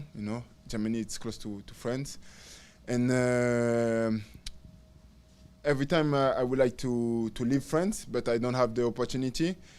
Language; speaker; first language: English; non-native, learner; French